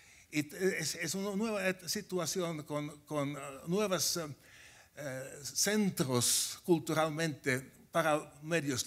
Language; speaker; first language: Spanish; non-native, fluent; Finnish